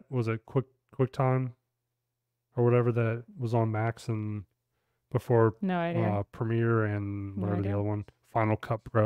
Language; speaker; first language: English; native; English